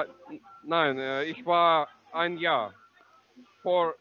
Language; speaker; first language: German; non-native, learner; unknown